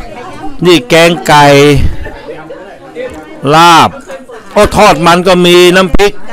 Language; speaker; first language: Thai; native; Thai